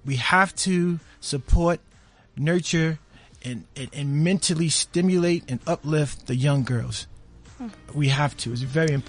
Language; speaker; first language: English; native; English